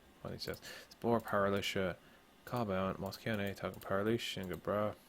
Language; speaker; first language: Irish; non-native, local second language; English